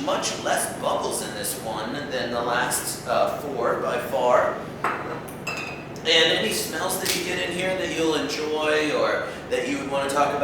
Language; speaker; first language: English; native; English